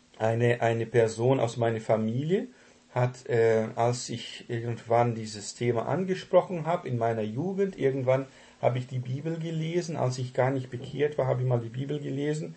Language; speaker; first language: German; non-native, fluent; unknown